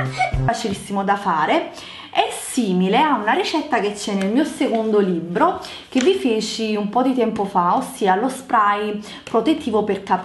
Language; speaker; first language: Italian; native; Italian